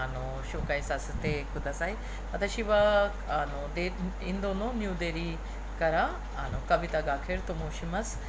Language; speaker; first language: Japanese; non-native, fluent; Hindi